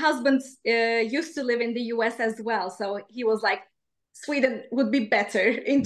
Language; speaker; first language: English; non-native, fluent; Turkish